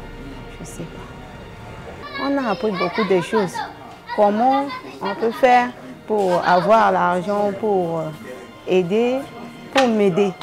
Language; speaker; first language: French; non-native, local second language; Sango